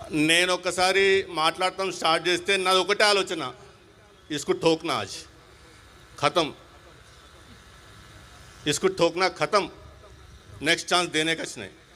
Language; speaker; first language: Telugu; non-native, local second language; Urdu